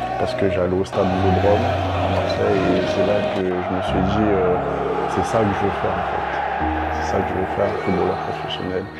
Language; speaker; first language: French; early bilingual, other home language; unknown